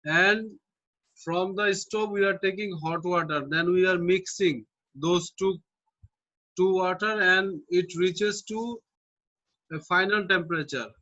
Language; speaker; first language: English; non-native, local second language; Bangla